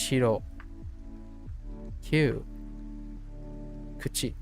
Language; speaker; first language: Chinese; non-native, learner; English